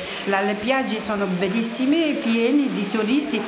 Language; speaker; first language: Italian; non-native, fluent; Arabic